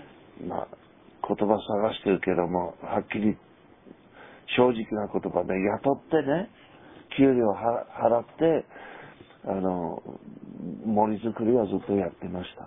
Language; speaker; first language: Japanese; non-native, fluent; English